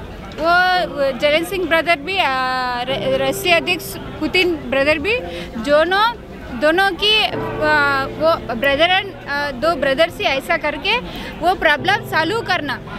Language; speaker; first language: Hindi; non-native, local second language; Telugu